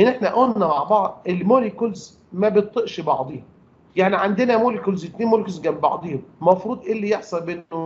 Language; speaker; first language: Arabic; native; Arabic